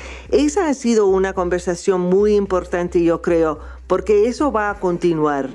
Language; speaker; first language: Spanish; non-native, fluent; English